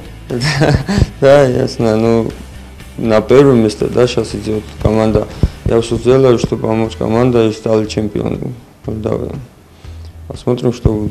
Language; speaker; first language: Russian; non-native, learner; Georgian